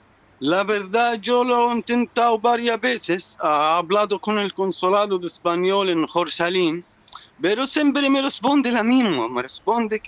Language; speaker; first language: Spanish; non-native, learner; Arabic